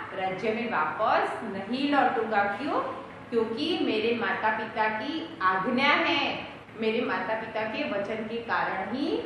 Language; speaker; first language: Hindi; non-native, local second language; Gujarati